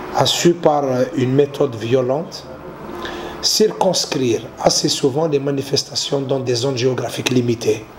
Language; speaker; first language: French; non-native, local second language; Arabic